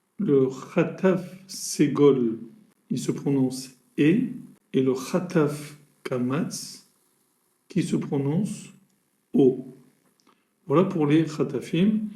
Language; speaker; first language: French; native; French